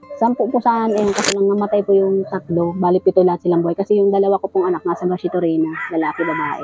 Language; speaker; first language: Filipino; native; Filipino